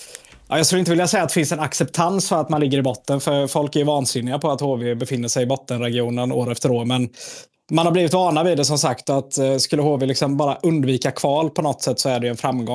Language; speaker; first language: Swedish; native; Swedish